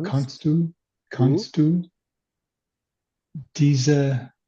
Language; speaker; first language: German; non-native, learner; English